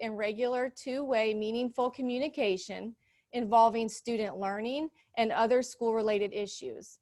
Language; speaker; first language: English; native; English